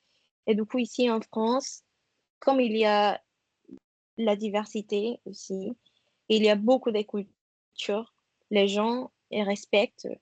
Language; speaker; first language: French; non-native, fluent; Spanish